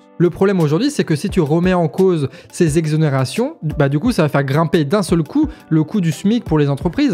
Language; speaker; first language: French; native; French